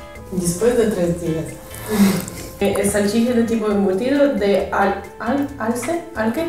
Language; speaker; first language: Spanish; non-native, learner; Russian